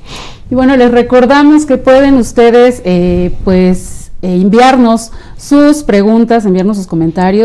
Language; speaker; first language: Spanish; native; Spanish